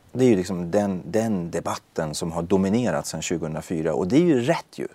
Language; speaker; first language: Swedish; early bilingual, other home language; Persian